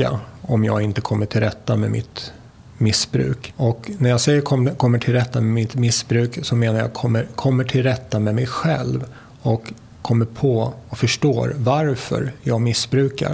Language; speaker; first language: Swedish; native; Swedish